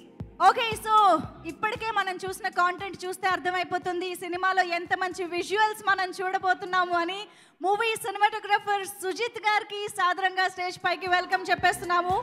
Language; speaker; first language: Telugu; native; Telugu